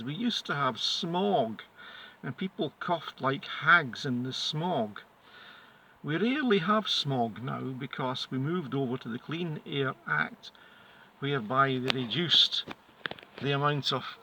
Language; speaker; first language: English; native; English